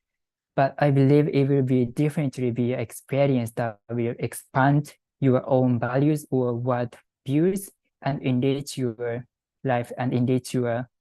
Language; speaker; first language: English; non-native, fluent; Japanese